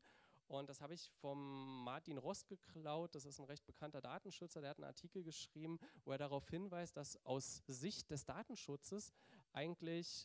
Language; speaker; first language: German; native; German